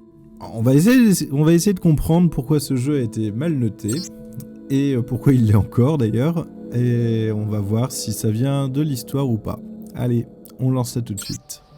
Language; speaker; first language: French; native; French